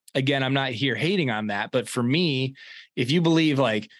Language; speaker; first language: English; native; English